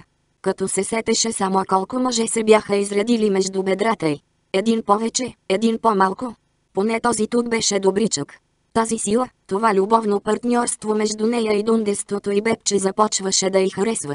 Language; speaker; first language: Bulgarian; native; Bulgarian